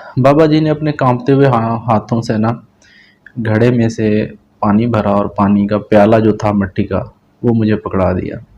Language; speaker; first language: Urdu; non-native, local second language; Punjabi